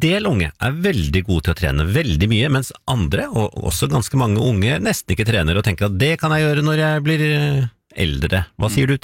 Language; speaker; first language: Norwegian; native; Norwegian